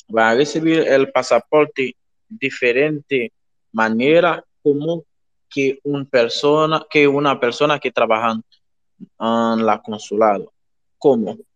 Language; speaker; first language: Spanish; non-native, learner; Haitian Creole